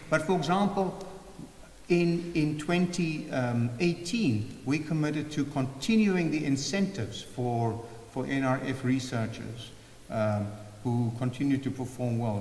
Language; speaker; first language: English; non-native, local second language; Afrikaans